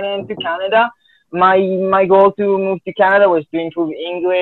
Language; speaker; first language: English; non-native, fluent; Filipino